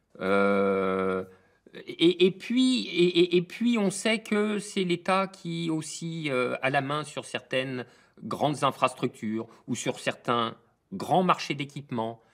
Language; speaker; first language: French; native; French